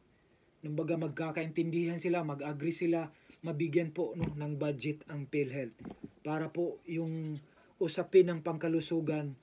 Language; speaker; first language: Filipino; native; Filipino